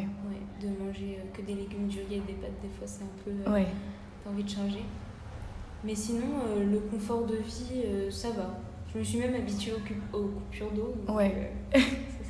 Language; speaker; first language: French; native; French